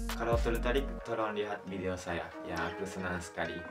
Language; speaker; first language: Indonesian; non-native, fluent; Japanese